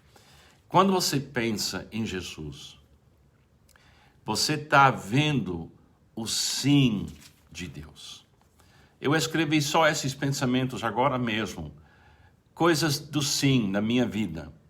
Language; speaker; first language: Portuguese; non-native, fluent; English